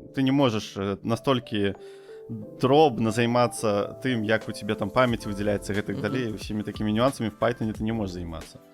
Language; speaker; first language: Belarusian; non-native, local second language; Russian